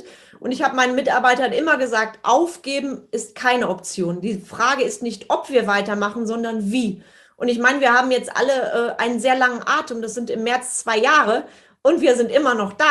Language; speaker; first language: German; native; German